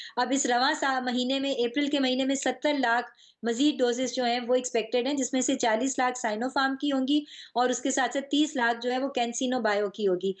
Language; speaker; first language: Urdu; native; Urdu